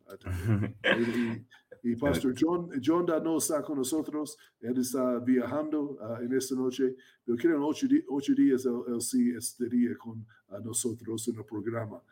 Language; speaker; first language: Spanish; non-native, fluent; English